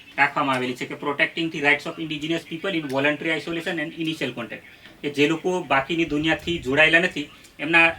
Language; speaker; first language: Gujarati; non-native, local second language; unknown